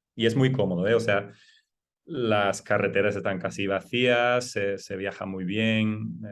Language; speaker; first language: Spanish; non-native, fluent; English